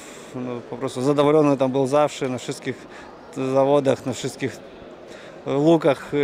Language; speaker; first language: Polish; non-native, learner; Russian